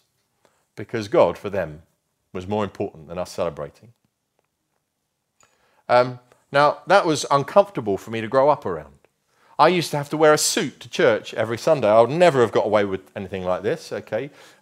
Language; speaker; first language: English; native; English